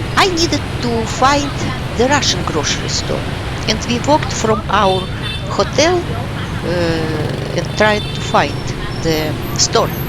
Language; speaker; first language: English; non-native, fluent; Russian